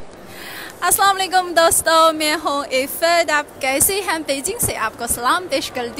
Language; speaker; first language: Hindi; non-native, learner; Chinese